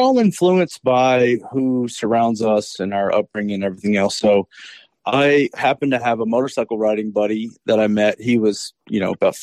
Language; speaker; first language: English; native; English